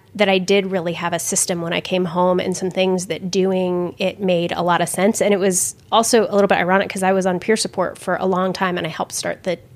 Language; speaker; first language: English; native; English